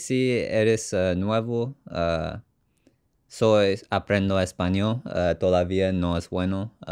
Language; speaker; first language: Spanish; non-native, learner; English